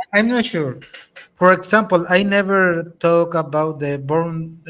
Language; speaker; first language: English; non-native, learner; Spanish